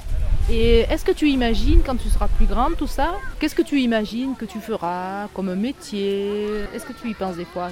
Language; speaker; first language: French; native; French